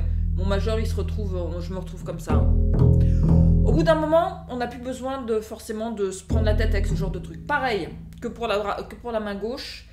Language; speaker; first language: French; native; French